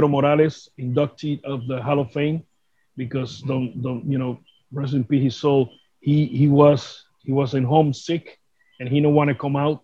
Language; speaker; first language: English; non-native, learner; Spanish